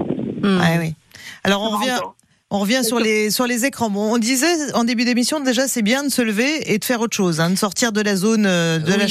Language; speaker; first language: French; native; French